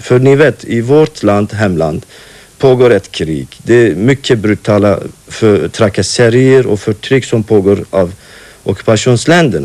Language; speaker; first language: Swedish; non-native, fluent; Kurdish